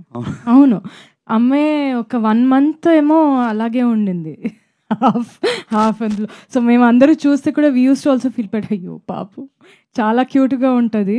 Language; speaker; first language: Telugu; non-native, fluent; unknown